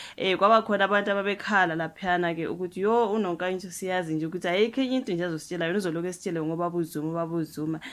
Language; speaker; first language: Zulu; non-native, local second language; Xhosa